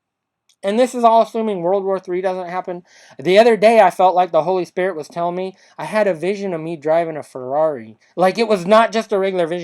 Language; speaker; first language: English; native; English